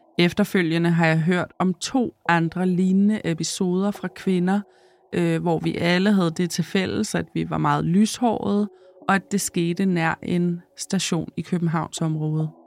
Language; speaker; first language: Danish; native; Danish